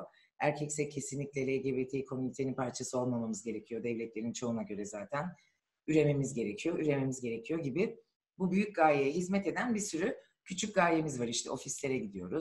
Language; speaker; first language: Turkish; native; Turkish